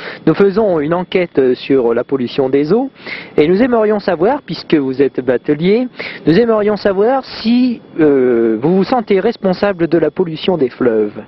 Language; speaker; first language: French; native; French